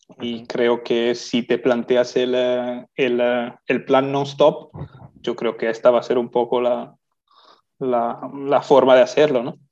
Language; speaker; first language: Spanish; non-native, fluent; Italian